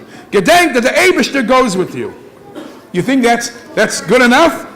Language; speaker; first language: English; native; English